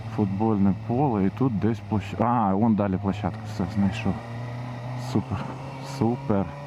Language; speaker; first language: Ukrainian; non-native, local second language; Russian